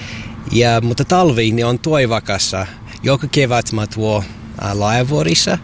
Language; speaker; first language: Finnish; non-native, learner; English